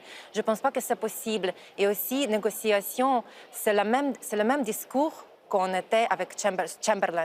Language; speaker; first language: French; non-native, fluent; Ukrainian